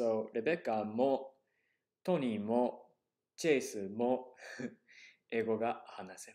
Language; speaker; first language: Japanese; non-native, fluent; English